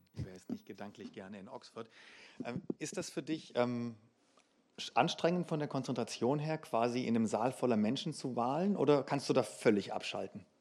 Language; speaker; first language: German; native; German